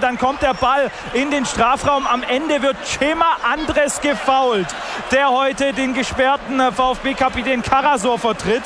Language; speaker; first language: German; native; German